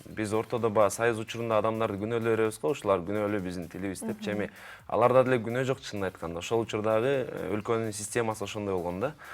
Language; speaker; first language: Kyrgyz; native; Kyrgyz